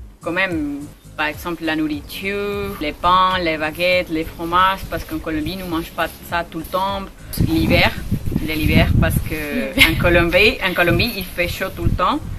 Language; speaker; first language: French; non-native, learner; Spanish